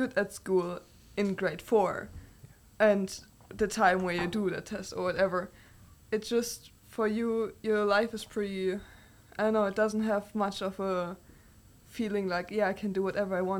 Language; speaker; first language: English; non-native, fluent; German